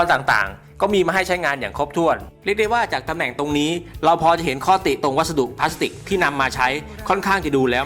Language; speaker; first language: Thai; native; Thai